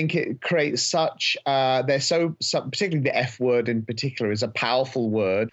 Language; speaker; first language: English; native; English